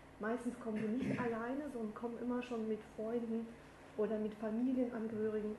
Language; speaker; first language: German; native; German